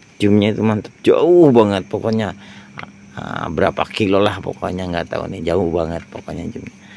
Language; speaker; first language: Indonesian; non-native, local second language; Sundanese